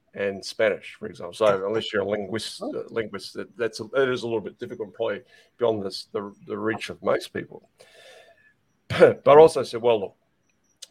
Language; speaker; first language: English; native; English